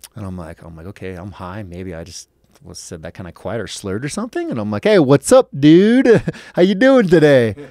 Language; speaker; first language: English; native; English